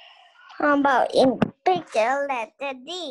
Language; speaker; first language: English; non-native, learner; Vietnamese